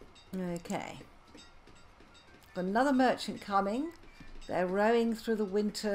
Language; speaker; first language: English; native; English